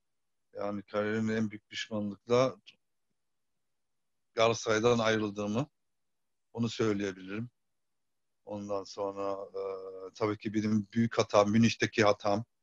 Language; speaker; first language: Turkish; early bilingual, heritage; Turkish